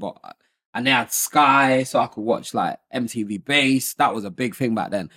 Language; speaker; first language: English; non-native, local second language; Yoruba